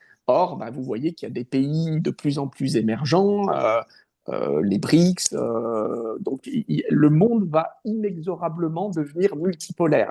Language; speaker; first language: French; native; French